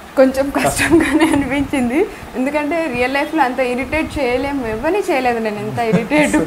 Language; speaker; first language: Telugu; non-native, fluent; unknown